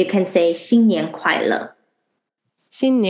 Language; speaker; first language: Chinese; non-native, fluent; English